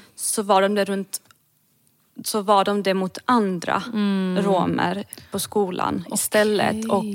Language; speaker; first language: Swedish; early bilingual, other home language; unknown